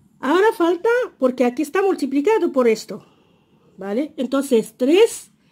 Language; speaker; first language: Spanish; non-native, fluent; Arabic